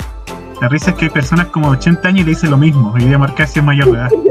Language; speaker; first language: Spanish; native; Spanish